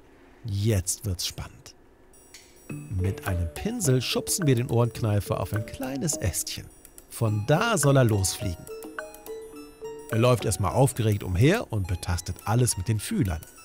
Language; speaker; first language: German; native; German